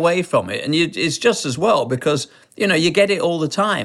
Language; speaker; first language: English; native; English